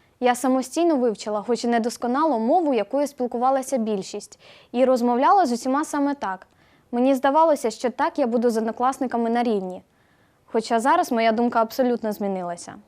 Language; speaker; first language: Ukrainian; native; Ukrainian